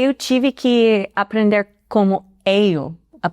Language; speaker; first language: Portuguese; non-native, fluent; English